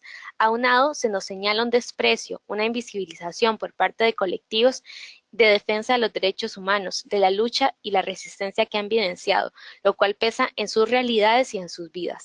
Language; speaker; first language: Spanish; native; Spanish